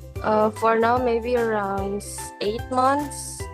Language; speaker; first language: English; non-native, learner; Indonesian